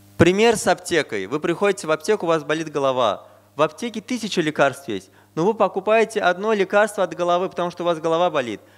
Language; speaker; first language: Russian; non-native, fluent; Azerbaijani